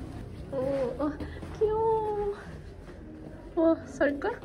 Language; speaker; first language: Korean; non-native, learner; Japanese